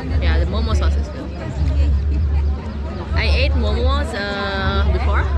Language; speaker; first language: English; non-native, local second language; Indonesian